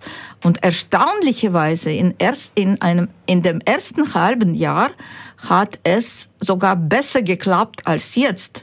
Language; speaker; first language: German; non-native, fluent; Ukrainian